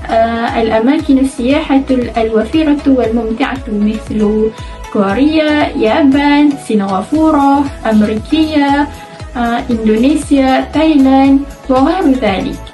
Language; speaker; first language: Arabic; non-native, learner; Malay